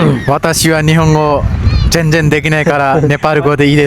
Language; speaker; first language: Japanese; non-native, learner; Nepali